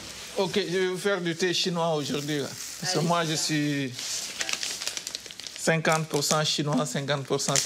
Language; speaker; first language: French; non-native, local second language; Wolof